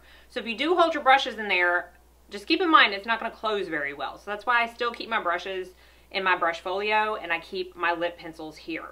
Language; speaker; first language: English; native; English